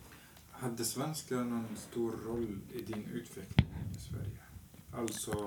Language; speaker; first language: Swedish; non-native, fluent; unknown